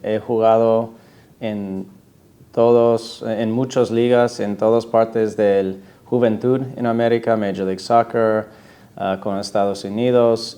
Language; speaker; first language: Spanish; non-native, fluent; English